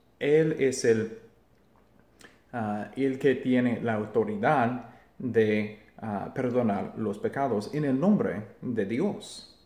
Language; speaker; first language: Spanish; non-native, fluent; English